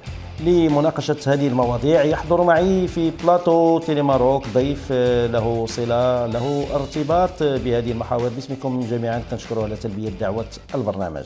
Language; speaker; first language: Arabic; native; Arabic